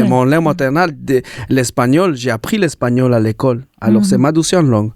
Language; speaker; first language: French; non-native, learner; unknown